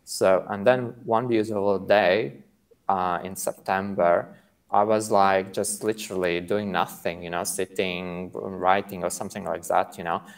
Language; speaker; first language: English; non-native, fluent; Latvian